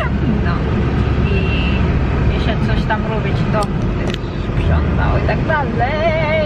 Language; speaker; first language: Polish; non-native, learner; Filipino